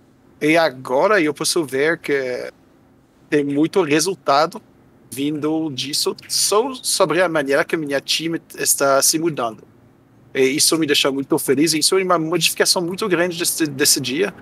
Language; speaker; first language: Portuguese; non-native, fluent; French